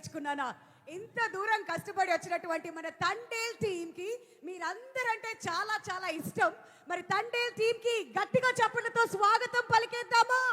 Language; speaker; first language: Telugu; native; Telugu